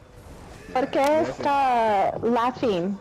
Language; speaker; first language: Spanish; non-native, learner; English